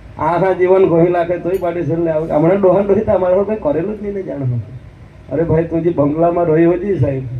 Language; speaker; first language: Gujarati; non-native, local second language; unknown